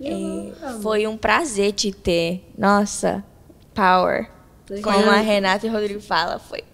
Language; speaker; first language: Portuguese; early bilingual, heritage; Portuguese